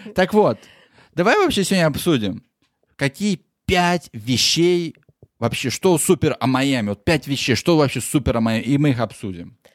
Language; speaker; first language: Russian; early bilingual, heritage; Russian